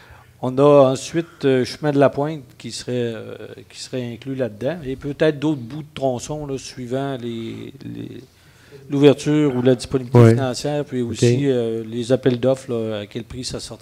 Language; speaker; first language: French; native; French